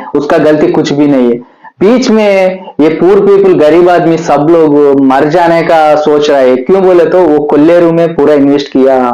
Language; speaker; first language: Hindi; non-native, local second language; Telugu